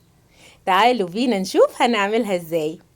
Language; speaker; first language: Arabic; native; Arabic